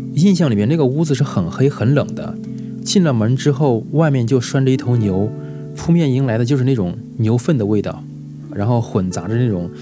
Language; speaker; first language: Chinese; native; Chinese